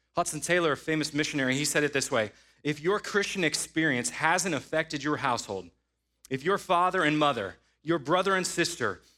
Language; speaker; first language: English; native; English